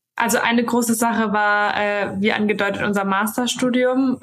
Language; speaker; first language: German; native; German